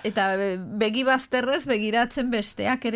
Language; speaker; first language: Basque; native; Basque